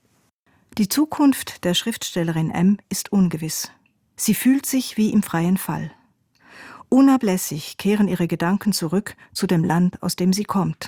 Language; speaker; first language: German; native; German